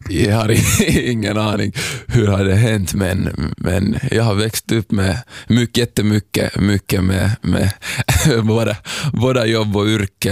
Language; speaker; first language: Swedish; non-native, fluent; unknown